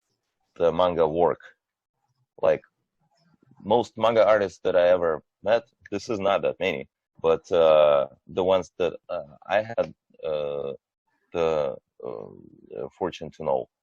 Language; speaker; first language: English; non-native, fluent; Russian